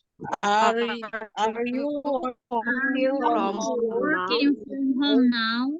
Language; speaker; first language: English; non-native, learner; Indonesian